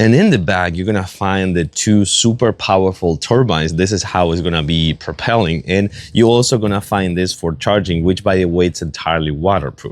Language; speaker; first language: English; non-native, fluent; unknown